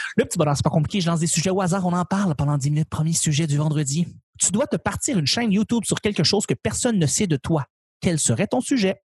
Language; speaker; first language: French; native; French